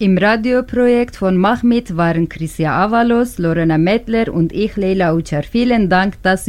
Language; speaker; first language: German; non-native, learner; Turkish